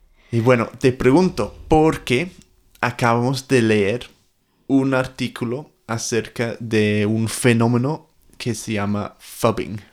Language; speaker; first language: Spanish; non-native, fluent; English